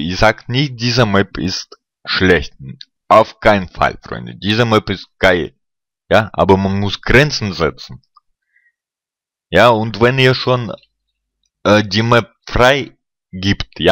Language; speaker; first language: German; non-native, fluent; Russian